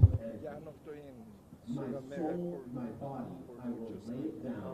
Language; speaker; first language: Spanish; non-native, local second language; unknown